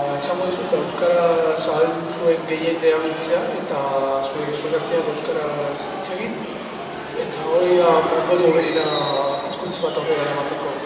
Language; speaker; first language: Basque; early bilingual, other home language; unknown